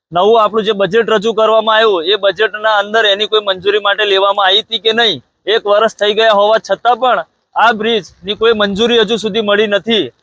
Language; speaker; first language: Gujarati; native; Gujarati